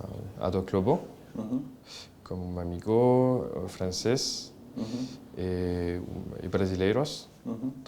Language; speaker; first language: Portuguese; non-native, learner; French